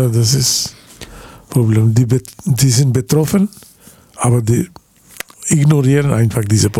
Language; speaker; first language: German; non-native, learner; Bangla